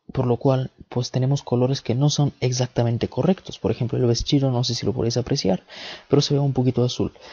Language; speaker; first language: Spanish; early bilingual, other home language; Bulgarian